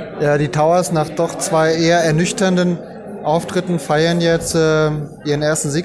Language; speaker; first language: German; native; German